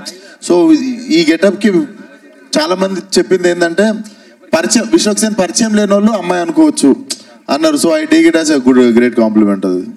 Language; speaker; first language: Telugu; native; Telugu